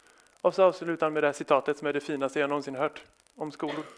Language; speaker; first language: Swedish; native; Swedish